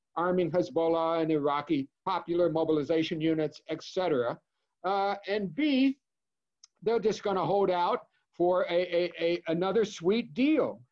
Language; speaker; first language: English; native; English